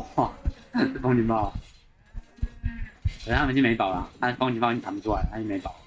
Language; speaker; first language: Chinese; native; Chinese